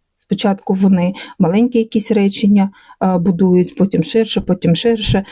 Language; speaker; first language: Ukrainian; non-native, local second language; Russian